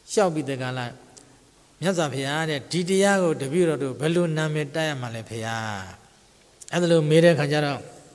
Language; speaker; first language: Burmese; native; Burmese